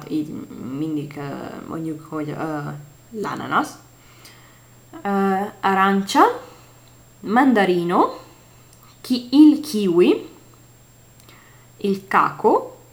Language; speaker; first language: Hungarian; non-native, learner; Italian